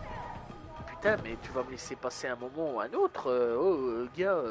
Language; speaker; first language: French; native; French